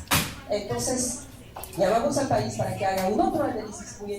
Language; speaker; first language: Spanish; non-native, fluent; French